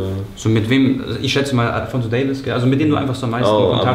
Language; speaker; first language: German; native; German